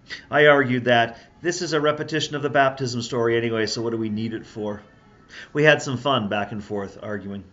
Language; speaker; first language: English; native; English